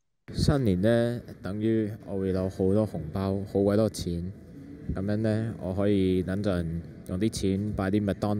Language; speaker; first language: Cantonese; early bilingual, heritage; Cantonese